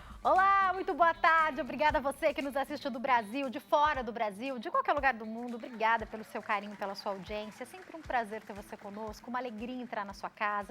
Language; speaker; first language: Portuguese; native; Portuguese